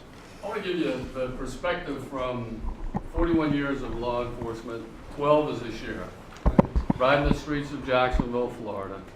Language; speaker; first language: English; native; English